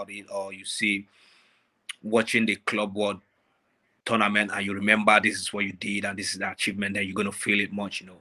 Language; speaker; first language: English; non-native, local second language; Yoruba